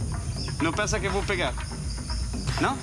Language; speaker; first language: Portuguese; non-native, learner; French